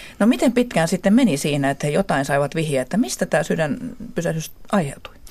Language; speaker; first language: Finnish; native; Finnish